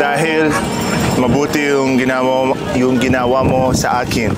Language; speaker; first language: Filipino; non-native, learner; Arabic